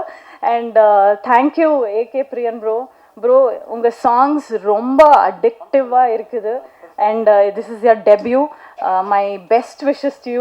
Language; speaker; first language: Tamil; non-native, local second language; Kannada